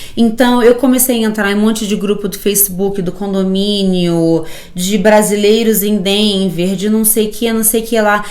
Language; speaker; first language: Portuguese; native; Portuguese